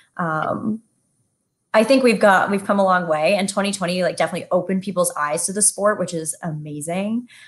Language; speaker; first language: English; native; English